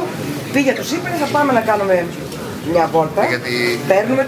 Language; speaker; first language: Greek; native; Greek